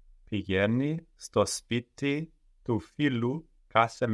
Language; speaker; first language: Greek; non-native, learner; English